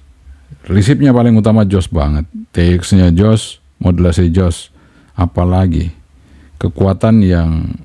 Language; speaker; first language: Indonesian; native; Indonesian